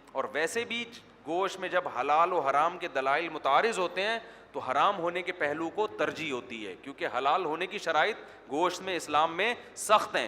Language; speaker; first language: Urdu; native; Urdu